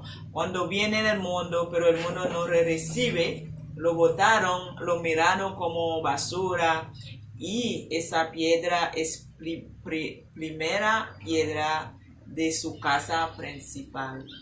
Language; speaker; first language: Spanish; non-native, learner; Haitian Creole